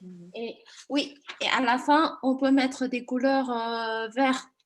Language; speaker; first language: French; non-native, fluent; Chinese